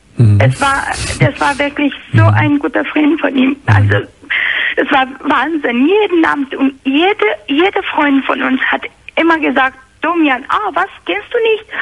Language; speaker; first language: German; non-native, fluent; Romanian